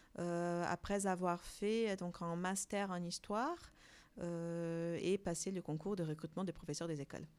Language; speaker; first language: French; non-native, fluent; Portuguese